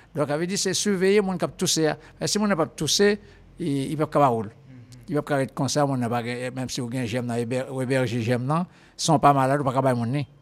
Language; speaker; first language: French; non-native, local second language; Haitian Creole